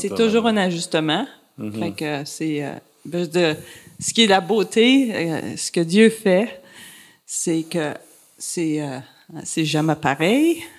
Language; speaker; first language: French; native; French